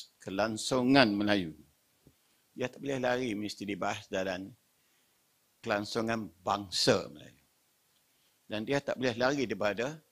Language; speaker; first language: Malay; native; Malay